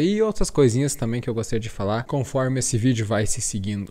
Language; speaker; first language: Portuguese; native; Portuguese